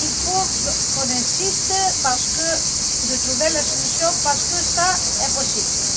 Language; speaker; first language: French; non-native, learner; Greek